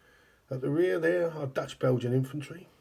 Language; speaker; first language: English; native; English